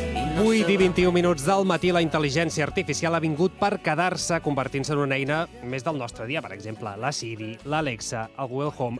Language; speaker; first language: Catalan; native; Catalan